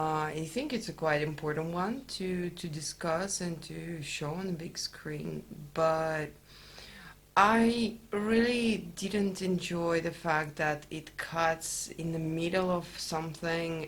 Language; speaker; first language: English; non-native, fluent; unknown